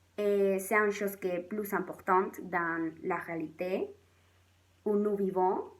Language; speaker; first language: French; non-native, learner; Spanish